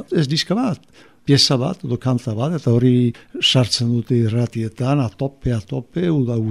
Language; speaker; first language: Basque; native; Basque